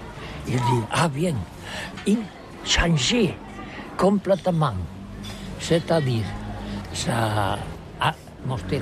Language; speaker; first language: French; non-native, learner; Catalan